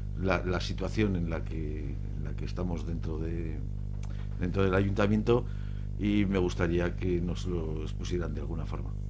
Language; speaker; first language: Spanish; native; Spanish